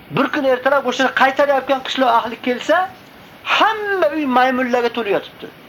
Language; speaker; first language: Uzbek; native; Uzbek